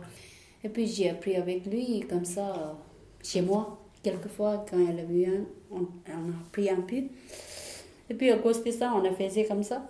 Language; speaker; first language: French; non-native, learner; Tibetan